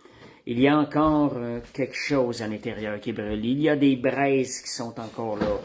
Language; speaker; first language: French; native; French